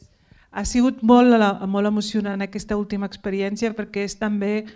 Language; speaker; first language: Catalan; early bilingual, other home language; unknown